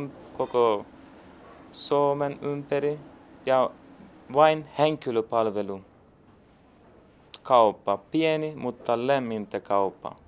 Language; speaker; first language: Finnish; non-native, learner; Turkish